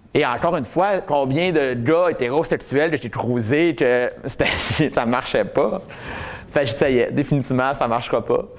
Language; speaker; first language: French; native; French